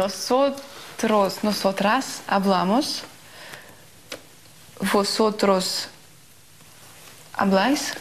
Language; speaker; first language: Spanish; non-native, learner; Russian